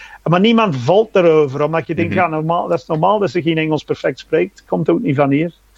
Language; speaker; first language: Dutch; non-native, fluent; English